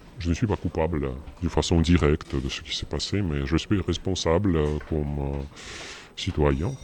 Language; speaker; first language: French; non-native, fluent; Russian